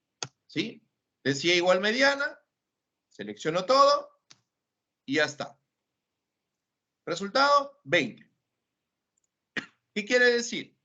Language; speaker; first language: Spanish; native; Spanish